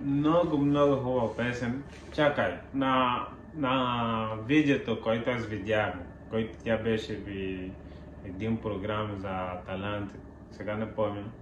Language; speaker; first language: Bulgarian; non-native, learner; Portuguese